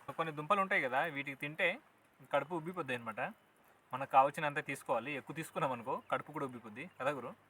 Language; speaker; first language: Telugu; native; Telugu